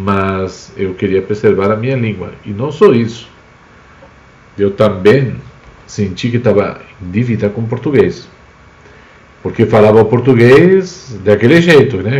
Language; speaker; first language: Portuguese; non-native, fluent; Spanish